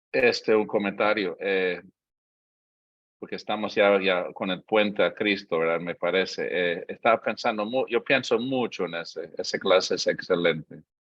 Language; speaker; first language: Spanish; non-native, fluent; English